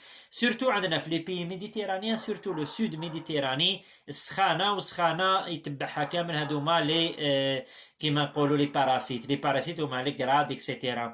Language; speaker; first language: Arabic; native; Arabic